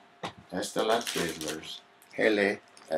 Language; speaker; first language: Spanish; non-native, learner; English